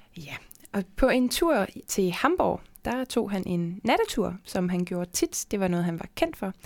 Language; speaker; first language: Danish; native; Danish